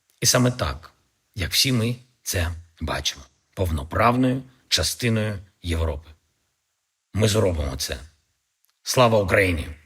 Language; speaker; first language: Ukrainian; native; Ukrainian